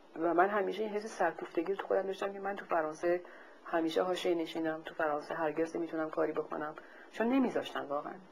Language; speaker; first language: Persian; native; Persian